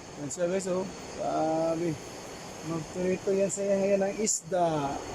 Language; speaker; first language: Filipino; non-native, local second language; Cebuano